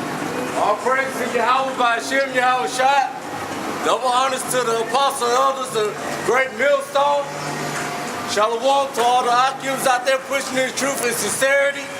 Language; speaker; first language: English; native; English